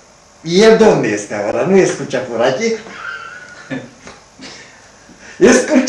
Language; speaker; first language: Spanish; non-native, learner; Romanian